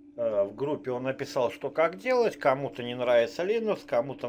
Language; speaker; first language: Russian; native; Russian